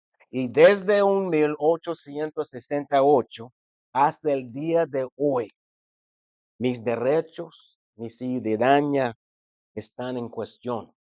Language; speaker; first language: Spanish; non-native, fluent; English